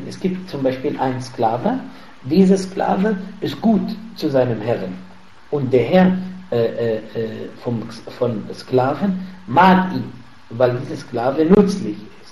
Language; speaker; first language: German; non-native, fluent; Arabic